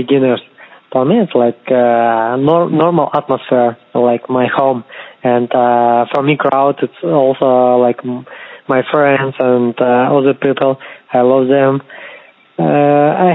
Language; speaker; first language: English; non-native, learner; Kazakh